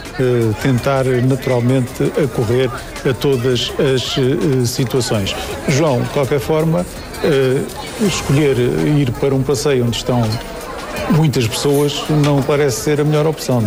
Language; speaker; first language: Portuguese; native; Portuguese